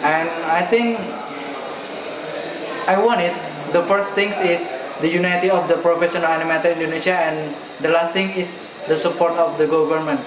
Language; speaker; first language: English; non-native, learner; Indonesian